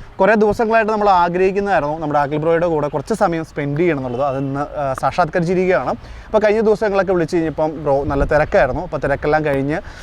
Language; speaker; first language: Malayalam; native; Malayalam